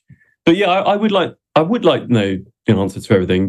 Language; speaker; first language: English; native; English